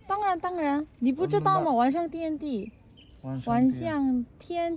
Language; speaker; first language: Chinese; non-native, learner; Korean